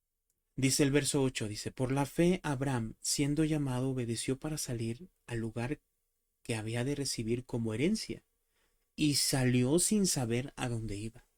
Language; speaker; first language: Spanish; native; Spanish